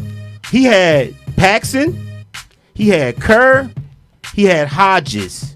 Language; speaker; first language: English; native; English